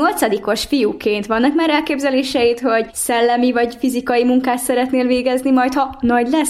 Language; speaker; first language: Hungarian; native; Hungarian